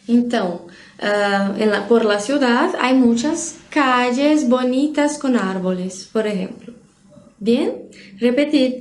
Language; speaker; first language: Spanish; non-native, fluent; Portuguese